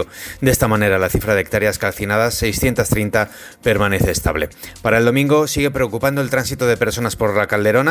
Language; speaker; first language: Spanish; native; Spanish